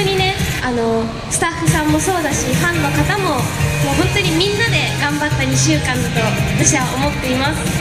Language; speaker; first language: Japanese; native; Japanese